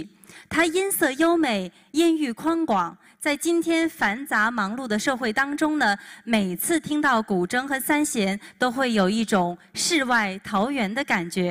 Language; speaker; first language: Chinese; native; Chinese